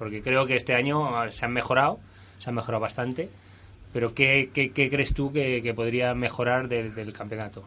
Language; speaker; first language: Spanish; non-native, local second language; Catalan